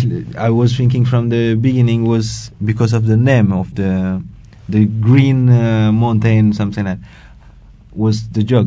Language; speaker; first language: English; non-native, local second language; Wolof